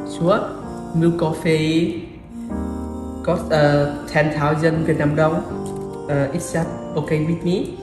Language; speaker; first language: English; non-native, learner; Vietnamese